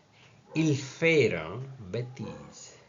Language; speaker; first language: French; non-native, learner; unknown